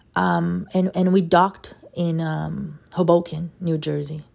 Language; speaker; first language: English; non-native, fluent; Portuguese